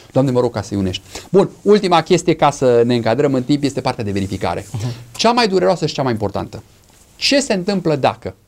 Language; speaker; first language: Romanian; non-native, fluent; English